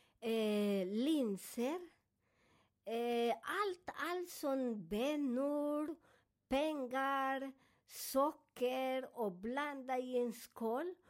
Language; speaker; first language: Swedish; non-native, fluent; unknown